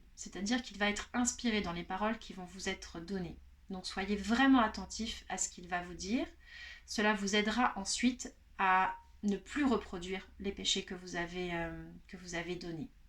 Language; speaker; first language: French; native; French